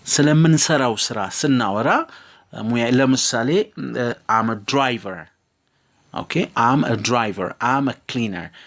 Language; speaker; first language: English; non-native, fluent; Amharic